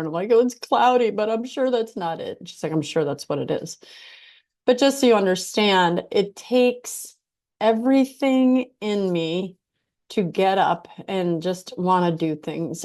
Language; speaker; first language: English; native; English